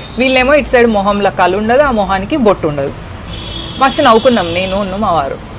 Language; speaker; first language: Telugu; native; Telugu